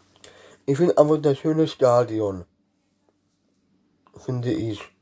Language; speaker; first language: German; non-native, learner; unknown